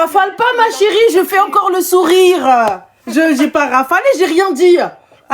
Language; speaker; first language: French; early bilingual, other home language; Arabic